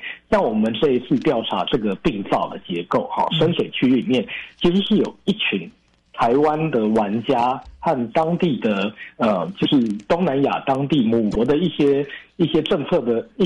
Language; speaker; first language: Chinese; native; Chinese